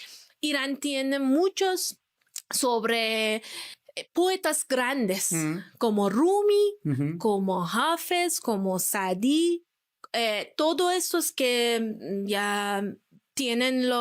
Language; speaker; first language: Spanish; non-native, fluent; Persian